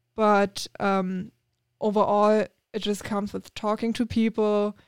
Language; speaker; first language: English; non-native, fluent; German